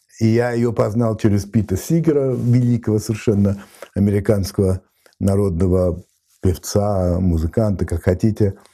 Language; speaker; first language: Russian; non-native, fluent; French